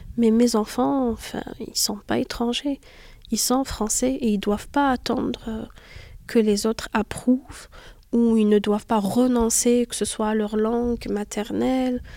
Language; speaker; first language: French; non-native, local second language; Arabic